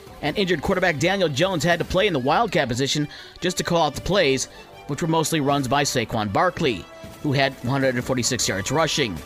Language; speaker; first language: English; native; English